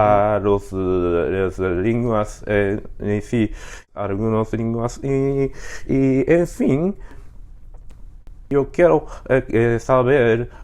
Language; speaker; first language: Spanish; non-native, learner; Japanese